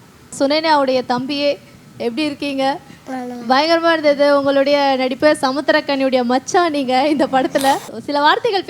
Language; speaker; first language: Tamil; native; Tamil